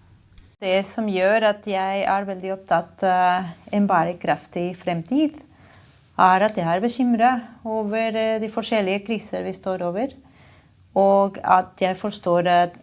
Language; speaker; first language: Norwegian; non-native, fluent; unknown